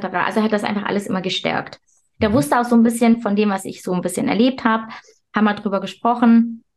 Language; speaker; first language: German; early bilingual, other home language; Turkish